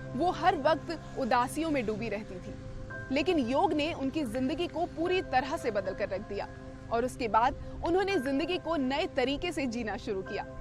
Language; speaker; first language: Hindi; native; Hindi